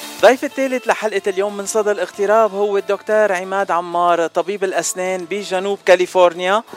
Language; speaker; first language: Arabic; native; Arabic